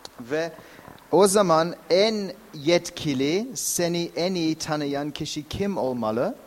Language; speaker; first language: Turkish; non-native, fluent; English